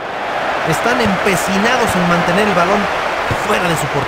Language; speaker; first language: Spanish; native; Spanish